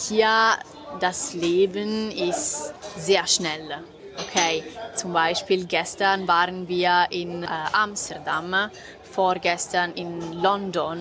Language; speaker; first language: German; non-native, fluent; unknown